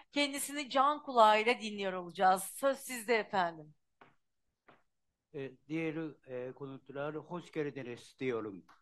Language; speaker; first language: Turkish; non-native, learner; Japanese